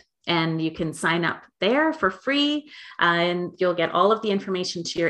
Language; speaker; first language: English; native; English